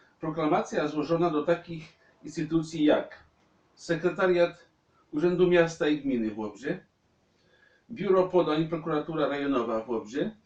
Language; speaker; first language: Polish; native; Polish